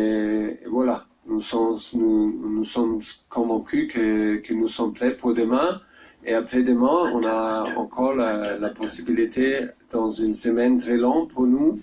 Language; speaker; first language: French; non-native, learner; German